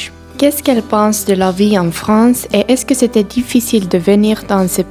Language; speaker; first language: French; non-native, learner; Finnish